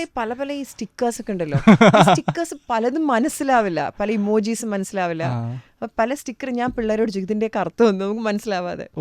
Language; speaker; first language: Malayalam; native; Malayalam